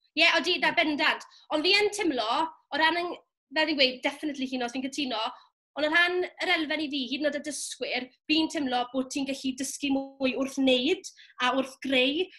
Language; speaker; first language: Welsh; native; Welsh